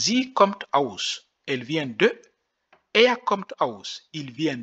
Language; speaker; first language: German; non-native, fluent; French